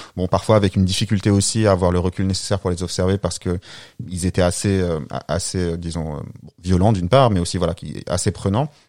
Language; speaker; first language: French; non-native, fluent; Arabic